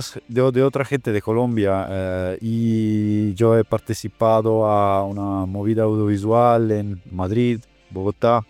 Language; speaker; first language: Spanish; non-native, fluent; Italian